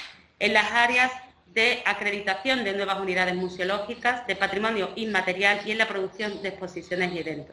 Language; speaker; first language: Spanish; native; Spanish